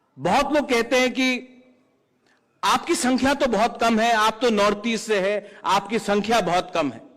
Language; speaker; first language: Hindi; non-native, local second language; Kok Borok